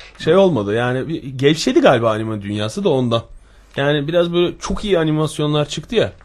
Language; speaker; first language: Turkish; native; Turkish